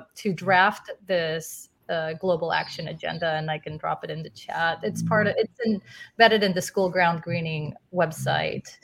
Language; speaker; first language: English; non-native, fluent; Spanish